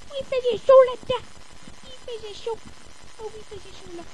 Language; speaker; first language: French; native; French